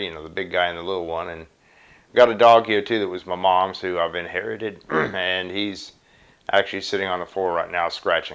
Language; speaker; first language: English; native; English